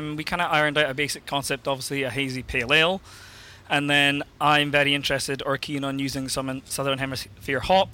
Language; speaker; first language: English; native; English